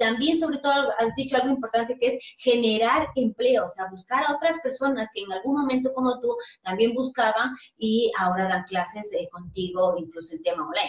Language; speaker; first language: Spanish; native; Spanish